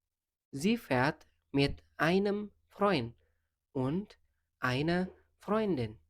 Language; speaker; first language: German; non-native, fluent; Indonesian